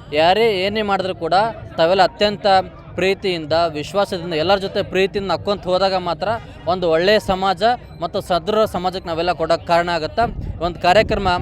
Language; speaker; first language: Kannada; native; Kannada